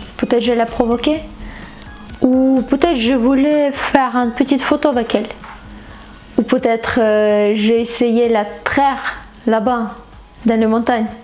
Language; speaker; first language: French; non-native, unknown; Ukrainian